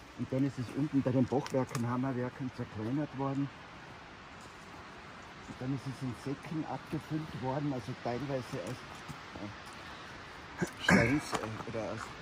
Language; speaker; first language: German; native; German